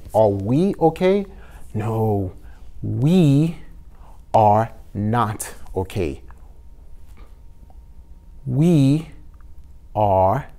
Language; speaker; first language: English; non-native, fluent; Haitian Creole